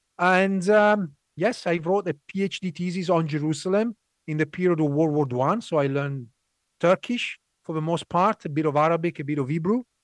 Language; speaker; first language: English; non-native, fluent; Italian